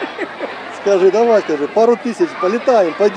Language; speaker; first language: Russian; native; Russian